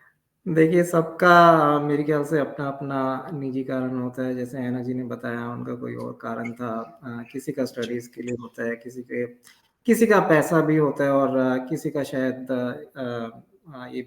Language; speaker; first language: Hindi; native; Hindi